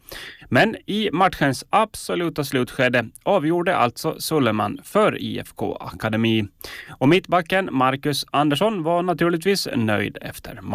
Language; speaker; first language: Swedish; native; Swedish